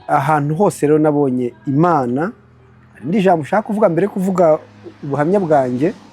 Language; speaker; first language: Kinyarwanda; native; Kinyarwanda